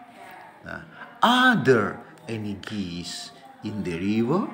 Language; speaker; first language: English; non-native, fluent; Indonesian